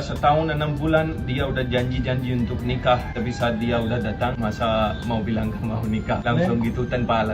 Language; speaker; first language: Indonesian; non-native, fluent; Hindi